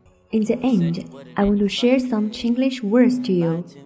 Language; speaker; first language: English; non-native, fluent; Chinese